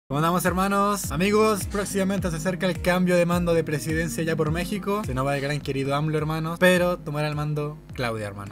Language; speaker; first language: Spanish; native; Spanish